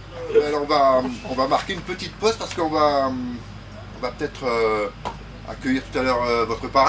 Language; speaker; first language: French; native; French